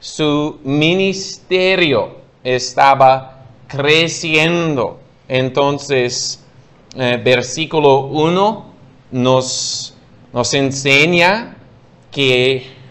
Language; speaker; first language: Spanish; non-native, fluent; English